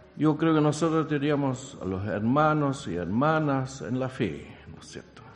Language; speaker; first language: Spanish; non-native, fluent; German